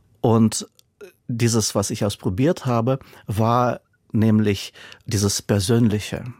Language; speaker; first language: German; non-native, fluent; Russian